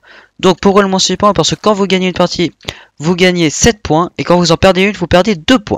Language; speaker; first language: French; native; French